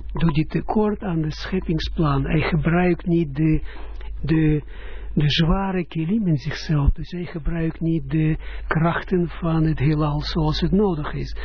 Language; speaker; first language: Dutch; non-native, fluent; Russian